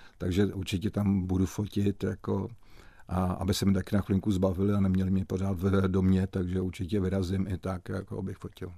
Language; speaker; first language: Czech; native; Czech